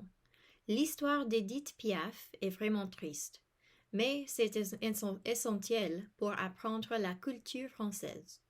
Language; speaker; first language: French; non-native, fluent; English